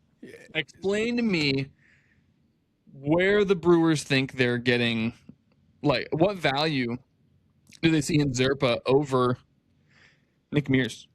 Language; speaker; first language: English; native; English